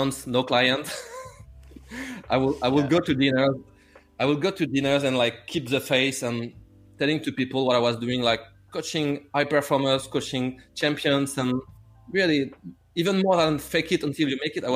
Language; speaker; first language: English; non-native, fluent; French